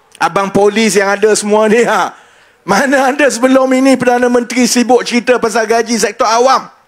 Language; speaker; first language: Malay; native; Malay